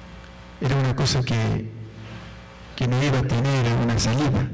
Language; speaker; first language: Spanish; non-native, local second language; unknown